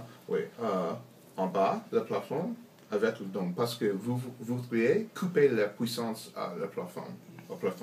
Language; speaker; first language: French; non-native, learner; English